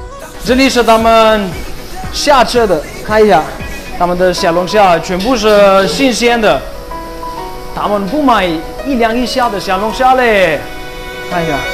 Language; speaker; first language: Chinese; non-native, fluent; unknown